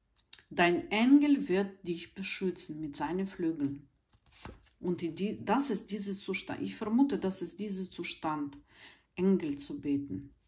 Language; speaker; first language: German; non-native, fluent; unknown